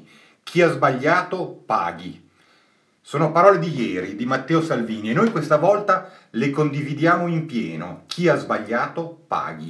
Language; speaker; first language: Italian; native; Italian